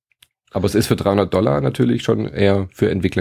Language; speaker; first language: German; native; German